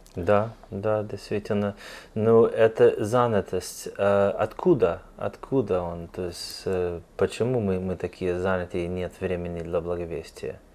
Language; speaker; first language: Russian; non-native, fluent; English